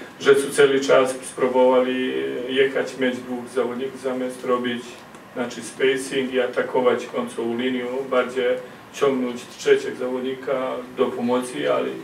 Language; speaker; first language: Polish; non-native, learner; Croatian